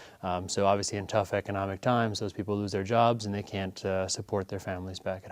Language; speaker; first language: English; native; English